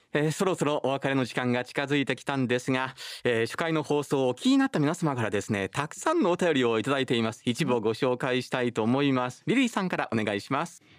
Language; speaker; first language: Japanese; native; Japanese